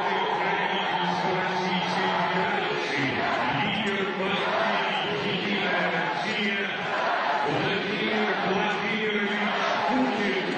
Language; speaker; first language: Russian; native; Russian